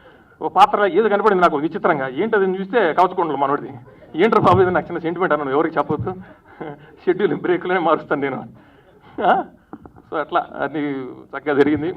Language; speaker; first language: Telugu; native; Telugu